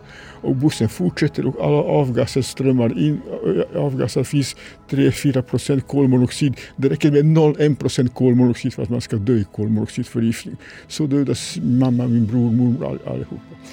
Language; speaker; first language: Swedish; non-native, fluent; Serbian